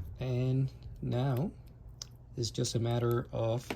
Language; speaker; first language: English; native; English